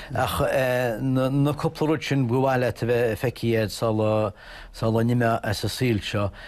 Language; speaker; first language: Irish; native; Irish